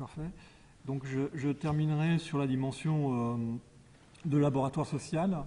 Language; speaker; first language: French; native; French